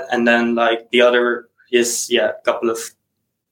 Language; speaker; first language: English; non-native, fluent; Dutch